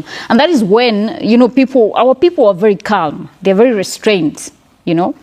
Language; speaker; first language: English; non-native, local second language; Kikuyu